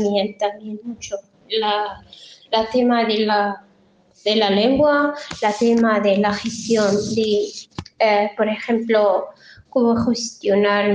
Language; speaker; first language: Spanish; non-native, fluent; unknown